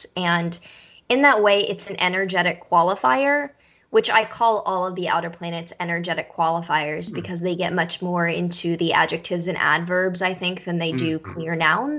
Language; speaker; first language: English; native; English